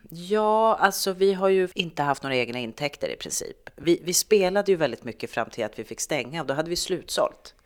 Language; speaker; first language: Swedish; native; Swedish